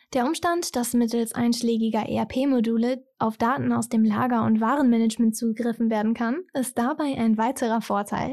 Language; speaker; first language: German; native; German